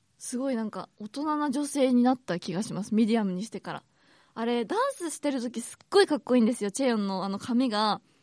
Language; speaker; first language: Japanese; native; Japanese